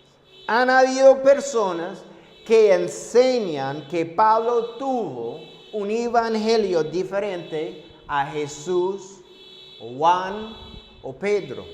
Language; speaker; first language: Spanish; non-native, fluent; English